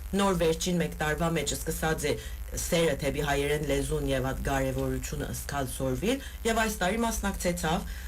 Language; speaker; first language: Armenian; early bilingual, heritage; Armenian